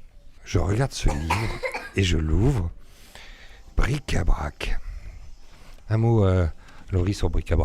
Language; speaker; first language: French; native; French